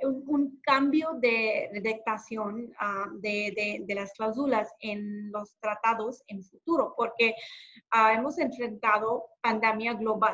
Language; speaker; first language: Spanish; non-native, fluent; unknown